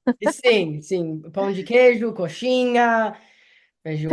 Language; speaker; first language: Portuguese; early bilingual, heritage; English